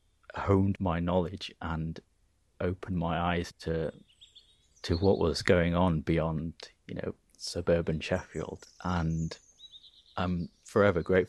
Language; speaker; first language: English; native; English